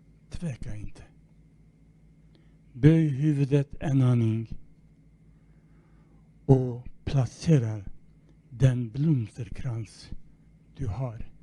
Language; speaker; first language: Swedish; non-native, fluent; Kurdish